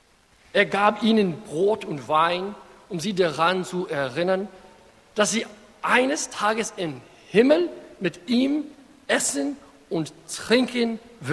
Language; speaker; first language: German; non-native, fluent; English